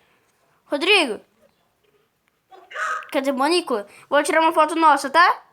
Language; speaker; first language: Portuguese; native; Portuguese